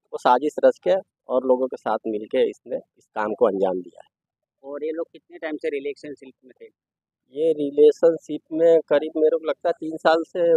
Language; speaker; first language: Hindi; native; Hindi